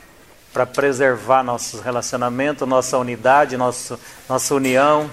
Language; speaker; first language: Portuguese; native; Portuguese